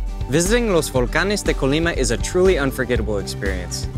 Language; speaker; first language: English; native; English